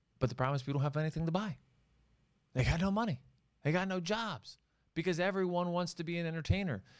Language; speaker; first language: English; native; English